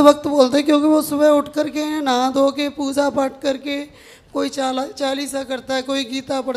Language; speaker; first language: Hindi; native; Hindi